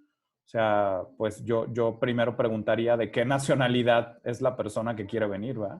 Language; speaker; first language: Spanish; native; Spanish